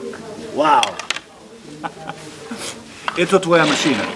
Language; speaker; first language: Russian; non-native, learner; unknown